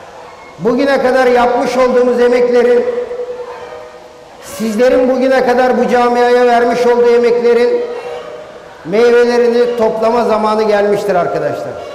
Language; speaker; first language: Turkish; native; Turkish